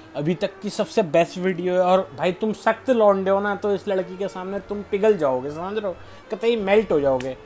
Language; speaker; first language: Hindi; native; Hindi